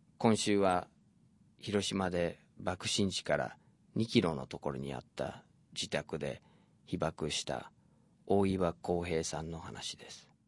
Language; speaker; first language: Japanese; non-native, fluent; English